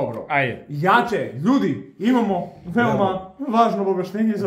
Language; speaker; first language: Serbian; native; Serbian